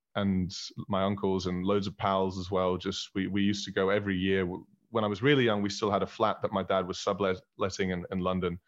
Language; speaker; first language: English; early bilingual, heritage; German